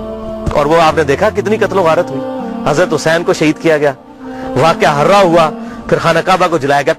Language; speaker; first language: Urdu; non-native, local second language; Punjabi